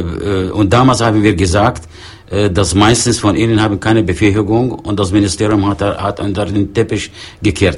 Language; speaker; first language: German; non-native, fluent; Arabic